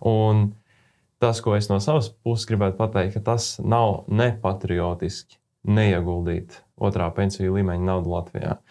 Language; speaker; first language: Latvian; native; Latvian